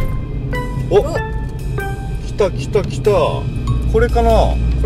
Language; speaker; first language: Japanese; native; Japanese